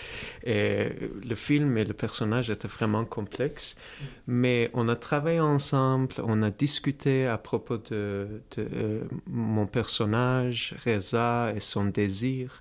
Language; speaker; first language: French; non-native, fluent; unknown